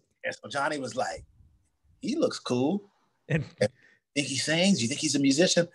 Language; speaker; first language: English; native; English